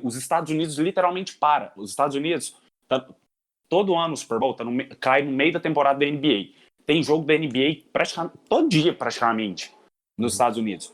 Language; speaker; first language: Portuguese; native; Portuguese